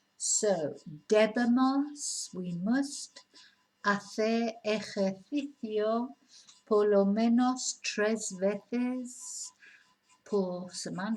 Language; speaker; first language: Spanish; non-native, fluent; English